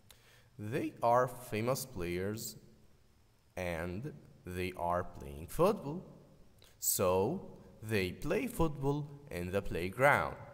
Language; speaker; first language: English; non-native, fluent; Arabic